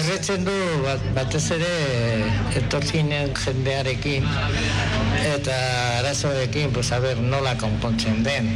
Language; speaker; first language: Basque; non-native, local second language; Spanish